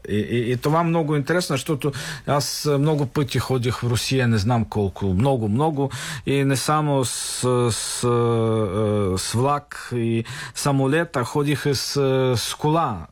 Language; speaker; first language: Bulgarian; non-native, fluent; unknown